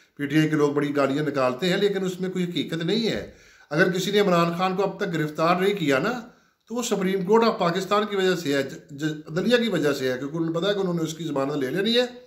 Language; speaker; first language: Urdu; non-native, local second language; Punjabi